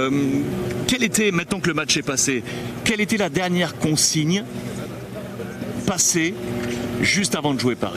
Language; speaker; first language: French; native; French